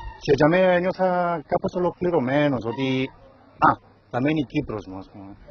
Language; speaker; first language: Greek; early bilingual, heritage; Greek